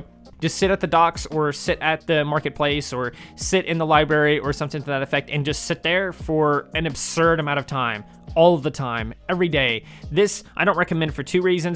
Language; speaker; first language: English; native; English